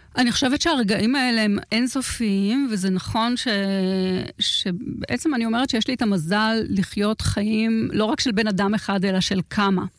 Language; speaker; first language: Hebrew; native; Hebrew